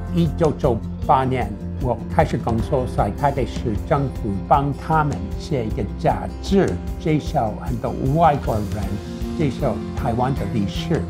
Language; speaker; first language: Chinese; non-native, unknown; English